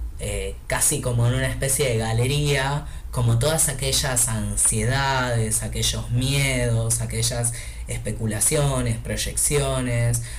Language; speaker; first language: Spanish; native; Spanish